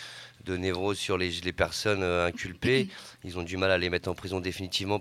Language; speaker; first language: French; native; French